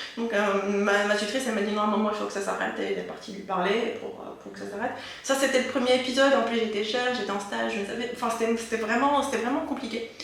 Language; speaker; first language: French; non-native, local second language; Arabic